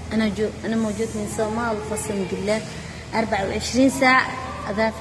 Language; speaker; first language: Arabic; non-native, learner; Somali